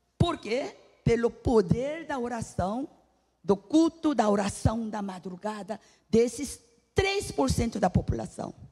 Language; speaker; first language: Portuguese; non-native, fluent; Korean